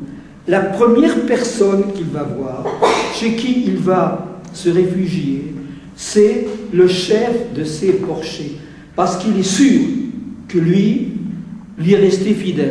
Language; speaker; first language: French; native; French